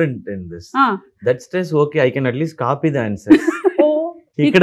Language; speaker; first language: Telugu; non-native, learner; Tamil